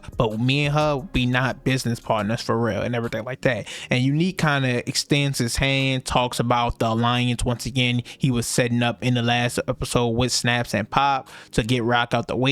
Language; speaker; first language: English; native; English